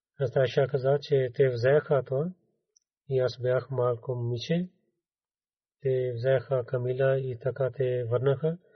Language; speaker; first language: Bulgarian; non-native, learner; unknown